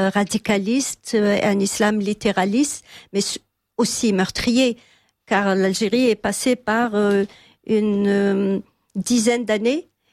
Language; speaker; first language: French; non-native, local second language; Kabyle